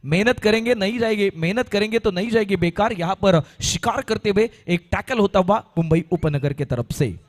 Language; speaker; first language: Hindi; non-native, local second language; Marathi